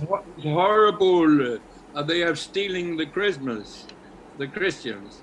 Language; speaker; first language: English; non-native, learner; Icelandic